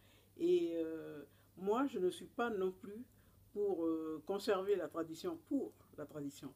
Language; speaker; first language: French; non-native, local second language; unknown